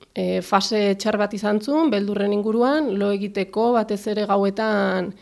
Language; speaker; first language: Basque; native; Basque